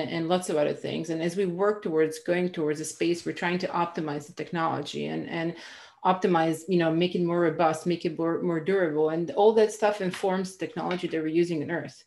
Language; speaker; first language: English; non-native, fluent; Croatian